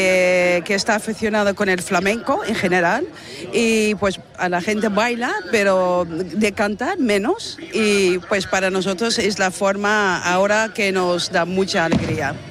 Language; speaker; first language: Spanish; non-native, fluent; Dutch